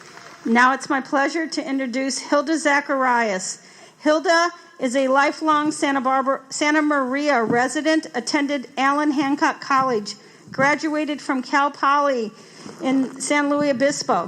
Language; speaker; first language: English; native; English